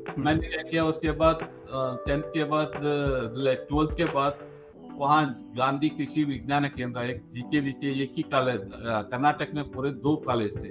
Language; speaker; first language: Hindi; non-native, local second language; Kannada